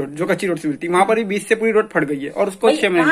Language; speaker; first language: Hindi; native; Hindi